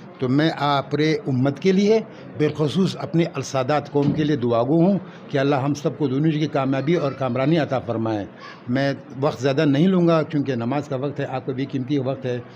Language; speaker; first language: Urdu; non-native, local second language; Pashto